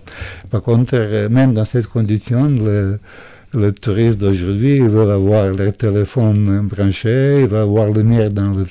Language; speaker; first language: French; non-native, fluent; Croatian